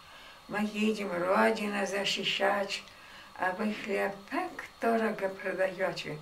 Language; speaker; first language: Russian; non-native, local second language; German